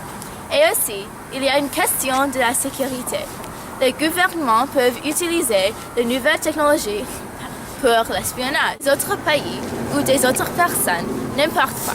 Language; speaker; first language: French; non-native, learner; English